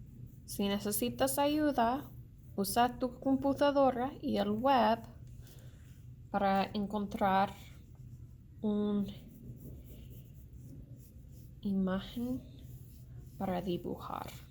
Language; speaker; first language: Spanish; non-native, learner; English